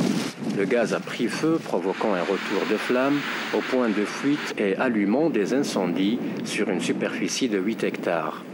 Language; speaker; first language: French; non-native, local second language; Arabic